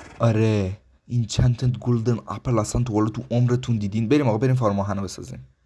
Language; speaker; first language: Persian; early bilingual, heritage; Persian